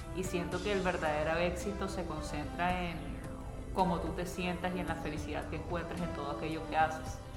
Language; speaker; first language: Spanish; native; Spanish